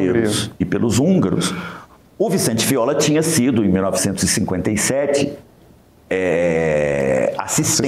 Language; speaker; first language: Portuguese; native; Portuguese